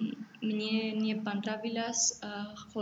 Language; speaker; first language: Russian; non-native, learner; Spanish